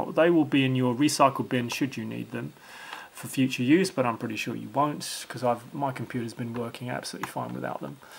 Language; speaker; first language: English; native; English